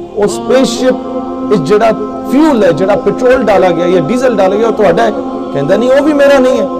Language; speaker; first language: Urdu; non-native, local second language; Punjabi